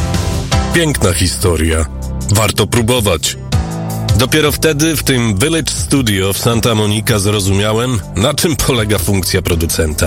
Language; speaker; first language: Polish; native; Polish